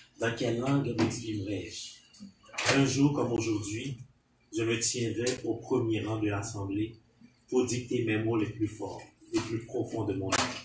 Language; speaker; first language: French; non-native, local second language; Haitian Creole